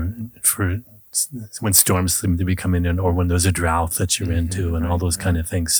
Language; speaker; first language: English; native; English